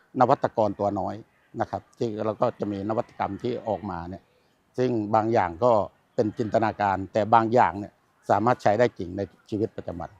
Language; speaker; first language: Thai; native; Thai